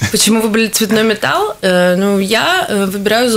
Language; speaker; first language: Russian; native; Russian